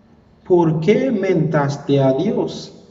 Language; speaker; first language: Spanish; non-native, fluent; Haitian Creole